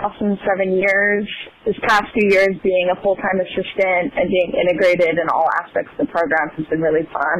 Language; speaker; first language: English; native; English